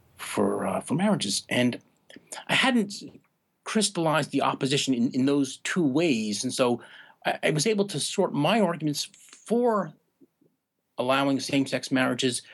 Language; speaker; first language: English; native; English